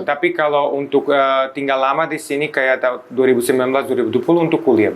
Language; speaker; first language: Indonesian; non-native, fluent; Serbian